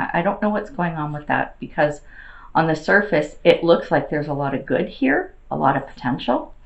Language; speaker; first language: English; native; English